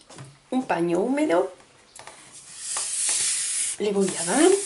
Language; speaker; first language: Spanish; native; Spanish